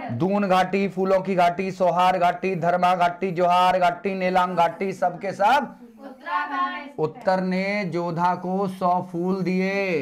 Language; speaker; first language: Hindi; native; Hindi